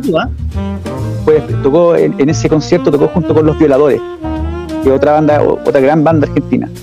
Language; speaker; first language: Spanish; native; Spanish